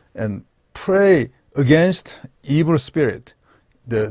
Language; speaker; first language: English; non-native, learner; Korean